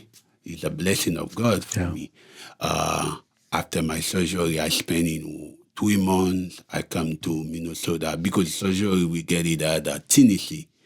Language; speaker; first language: English; non-native, local second language; Haitian Creole